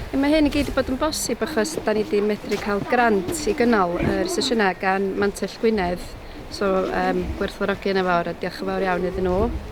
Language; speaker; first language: Welsh; native; Welsh